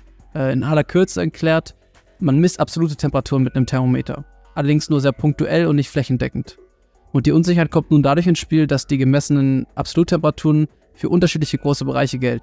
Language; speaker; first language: German; native; German